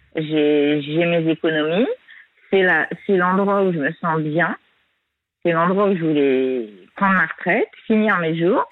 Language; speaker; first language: French; native; French